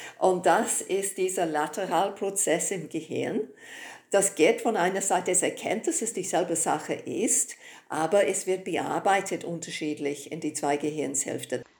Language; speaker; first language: German; non-native, fluent; English